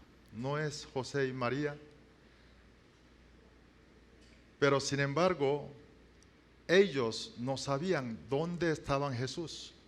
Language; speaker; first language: Spanish; non-native, learner; Korean